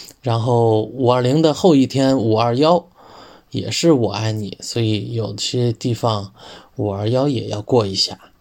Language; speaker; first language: Chinese; native; Chinese